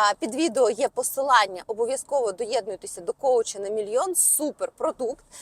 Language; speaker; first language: Ukrainian; non-native, local second language; Russian